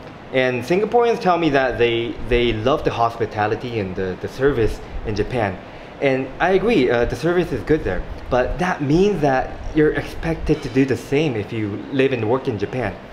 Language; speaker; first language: English; non-native, fluent; Japanese